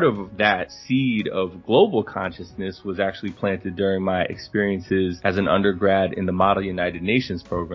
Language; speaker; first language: English; native; English